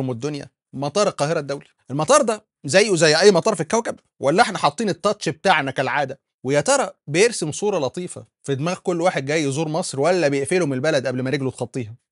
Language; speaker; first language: Arabic; native; Arabic